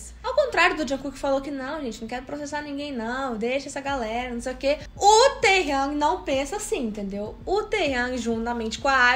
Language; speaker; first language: Portuguese; native; Portuguese